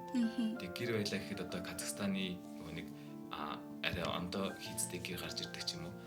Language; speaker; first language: Mongolian; native; Mongolian